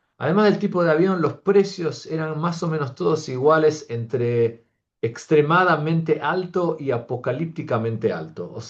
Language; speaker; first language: Spanish; early bilingual, heritage; Spanish